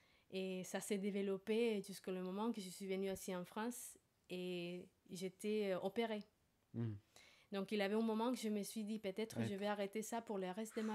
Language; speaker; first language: French; non-native, fluent; Spanish